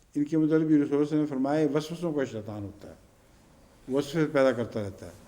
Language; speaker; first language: Urdu; native; Urdu